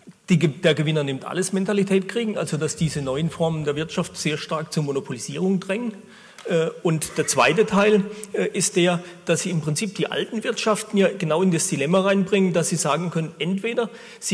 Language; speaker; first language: German; native; German